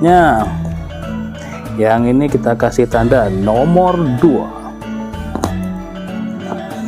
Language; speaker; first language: Indonesian; native; Indonesian